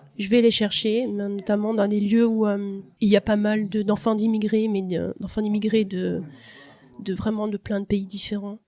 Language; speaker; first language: French; early bilingual, other home language; Portuguese